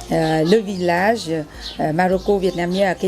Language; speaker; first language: French; non-native, fluent; Vietnamese